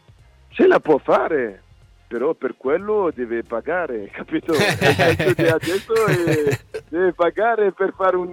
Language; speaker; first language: Italian; non-native, fluent; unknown